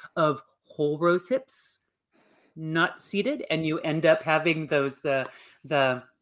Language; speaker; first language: English; native; English